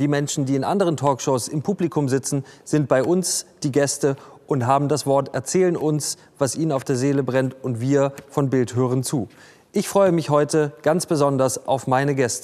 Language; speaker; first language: German; native; German